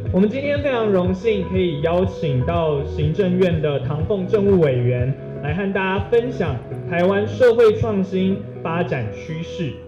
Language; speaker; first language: Chinese; native; Chinese